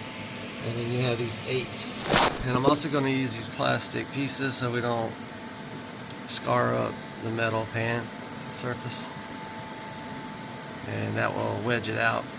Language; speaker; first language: English; native; English